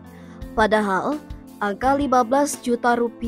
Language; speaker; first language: Indonesian; native; Indonesian